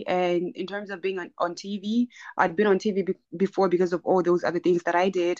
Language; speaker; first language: English; non-native, local second language; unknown